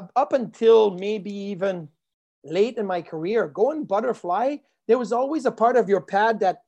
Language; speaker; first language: English; native; English